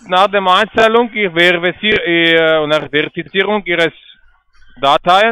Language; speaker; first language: German; non-native, learner; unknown